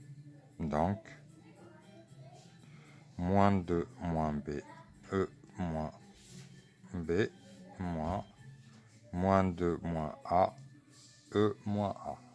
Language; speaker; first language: French; native; French